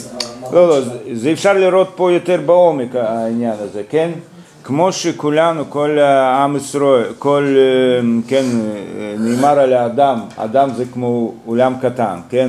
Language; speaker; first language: Hebrew; non-native, fluent; Russian